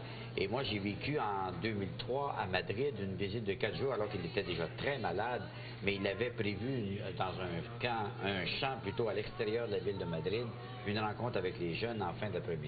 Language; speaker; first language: French; native; French